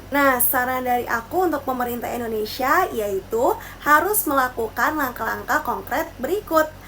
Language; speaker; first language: Indonesian; native; Indonesian